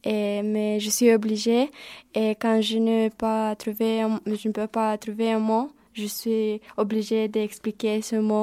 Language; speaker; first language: French; non-native, learner; Romanian